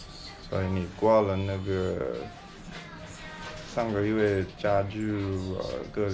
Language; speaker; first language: Chinese; non-native, fluent; English